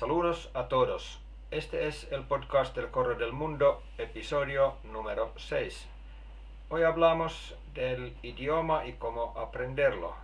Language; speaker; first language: Spanish; non-native, learner; Finnish